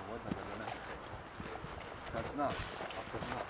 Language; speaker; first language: English; non-native, learner; Bosnian